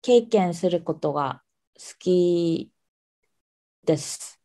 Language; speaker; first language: Japanese; non-native, fluent; Korean